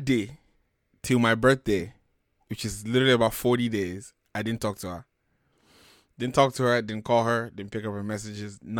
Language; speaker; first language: English; non-native, local second language; Yoruba